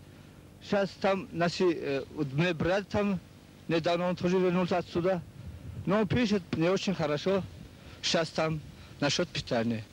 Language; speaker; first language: Russian; non-native, local second language; Tajik